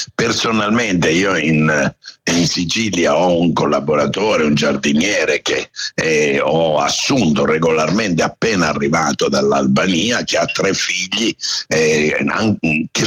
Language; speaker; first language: Italian; native; Italian